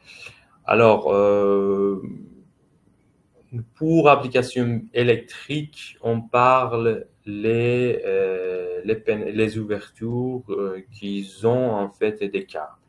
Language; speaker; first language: French; non-native, fluent; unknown